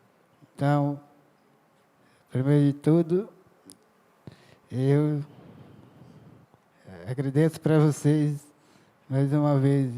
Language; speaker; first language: Portuguese; non-native, local second language; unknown